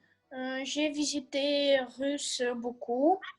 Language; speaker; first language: French; non-native, learner; Russian